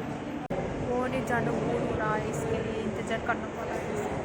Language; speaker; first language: Hindi; non-native, local second language; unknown